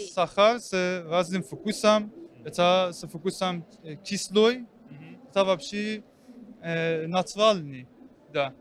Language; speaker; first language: Russian; non-native, learner; Persian